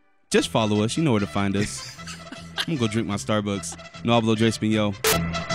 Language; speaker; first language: English; native; English